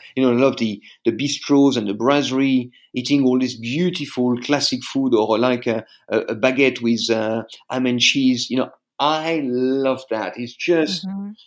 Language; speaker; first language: English; non-native, fluent; French